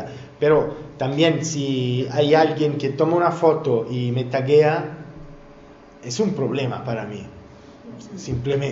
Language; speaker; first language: Spanish; non-native, learner; Italian